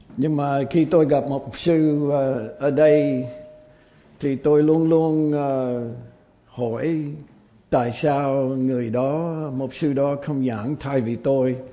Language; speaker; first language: Vietnamese; non-native, fluent; English